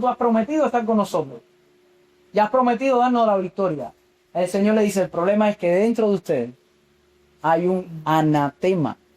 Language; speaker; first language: Spanish; native; Spanish